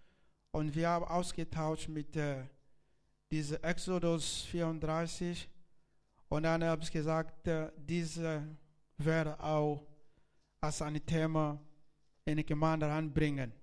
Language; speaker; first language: German; non-native, learner; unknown